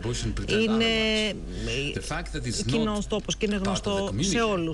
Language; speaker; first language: Greek; native; Greek